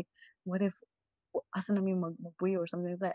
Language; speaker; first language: English; non-native, local second language; Cebuano